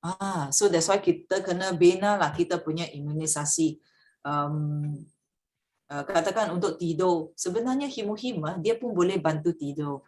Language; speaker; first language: Malay; native; Malay